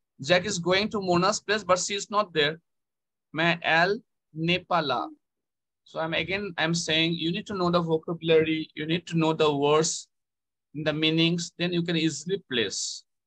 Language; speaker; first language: English; non-native, local second language; Bangla